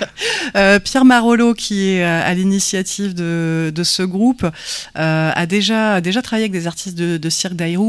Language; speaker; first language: French; native; French